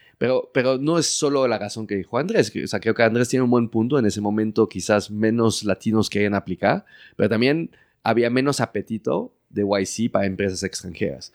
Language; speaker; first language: Spanish; early bilingual, heritage; French